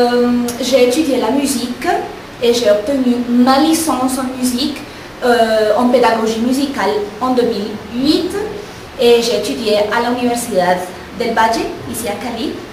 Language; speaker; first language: French; non-native, local second language; Spanish